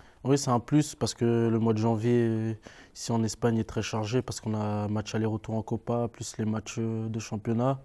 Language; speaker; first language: French; native; French